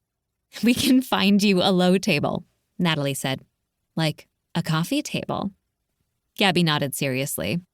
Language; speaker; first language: English; native; English